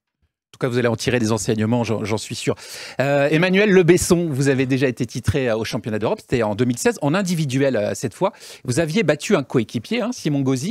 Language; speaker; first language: French; native; French